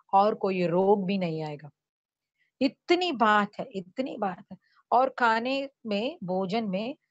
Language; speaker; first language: Hindi; non-native, local second language; Tamil